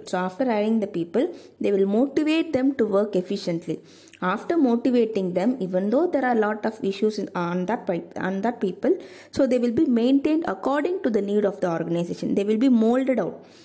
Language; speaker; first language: English; non-native, local second language; Tamil